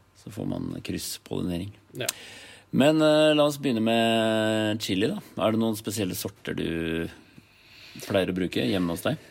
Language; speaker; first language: Norwegian; native; Norwegian